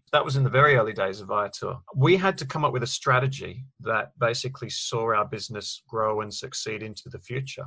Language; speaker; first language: English; native; English